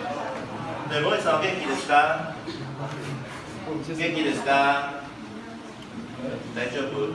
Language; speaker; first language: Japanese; non-native, learner; Chinese